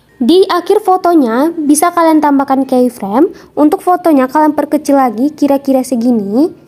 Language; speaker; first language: Indonesian; non-native, local second language; Minangkabau